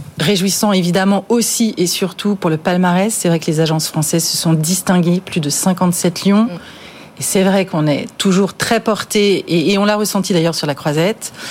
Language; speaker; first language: French; native; French